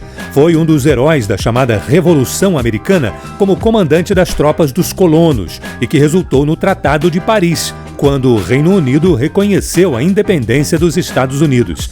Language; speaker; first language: Portuguese; native; Portuguese